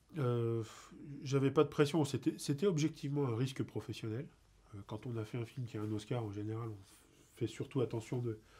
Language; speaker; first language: French; native; French